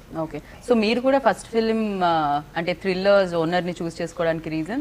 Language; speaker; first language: Telugu; native; Telugu